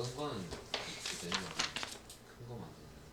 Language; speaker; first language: Korean; native; Korean